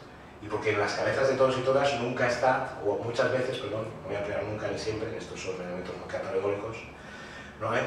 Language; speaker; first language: Spanish; native; Spanish